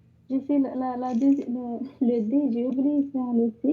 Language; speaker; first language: French; non-native, learner; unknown